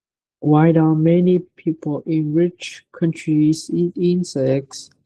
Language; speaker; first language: English; non-native, learner; Vietnamese